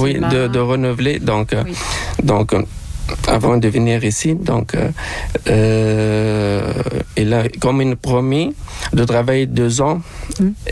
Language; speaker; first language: French; non-native, local second language; Arabic